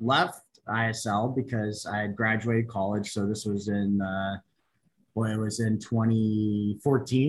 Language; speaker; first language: English; native; English